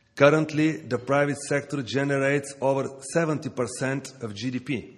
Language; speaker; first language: English; non-native, learner; Bulgarian